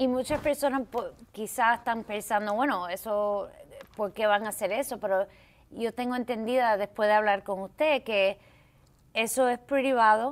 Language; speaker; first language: Spanish; early bilingual, heritage; Spanish